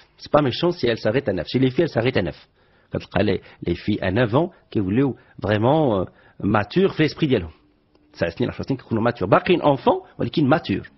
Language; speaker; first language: French; non-native, local second language; Arabic